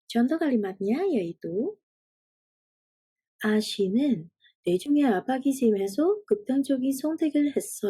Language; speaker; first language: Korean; non-native, fluent; Indonesian